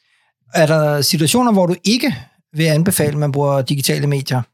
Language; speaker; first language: Danish; native; Danish